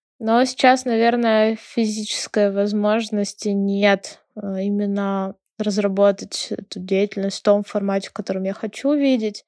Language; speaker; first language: Russian; non-native, local second language; Ukrainian